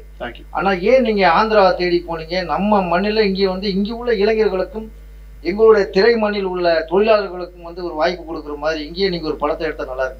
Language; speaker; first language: Tamil; native; Tamil